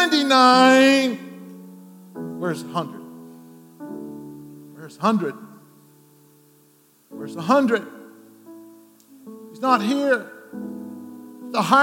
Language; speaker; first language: English; native; English